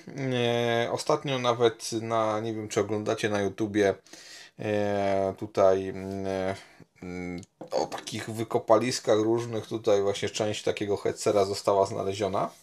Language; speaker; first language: Polish; native; Polish